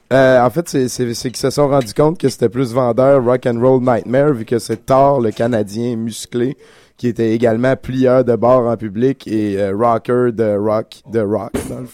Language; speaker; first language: French; native; French